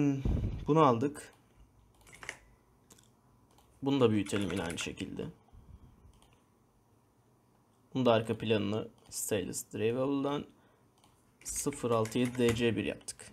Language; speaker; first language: Turkish; native; Turkish